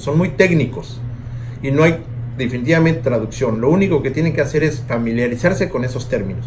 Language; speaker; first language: Spanish; native; Spanish